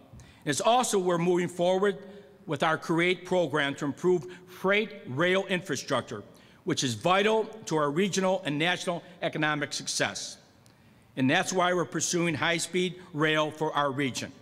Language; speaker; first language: English; native; English